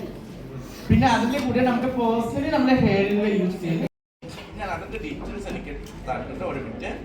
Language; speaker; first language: Malayalam; non-native, local second language; Assamese